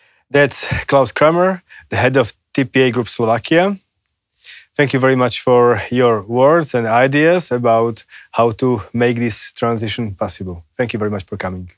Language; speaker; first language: English; non-native, fluent; Slovak